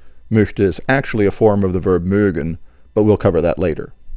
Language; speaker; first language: English; native; English